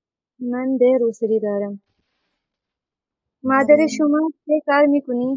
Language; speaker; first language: Persian; non-native, learner; Urdu